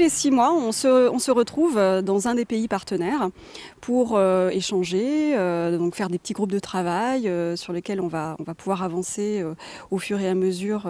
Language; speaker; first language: French; native; French